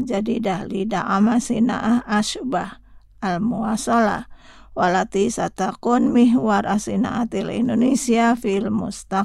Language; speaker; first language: Arabic; non-native, fluent; Indonesian